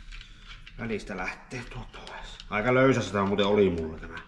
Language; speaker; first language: Finnish; native; Finnish